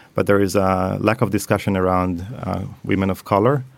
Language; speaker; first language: English; non-native, fluent; Hebrew